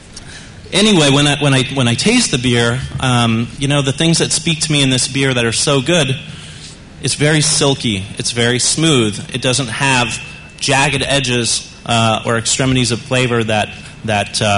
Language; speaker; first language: English; native; English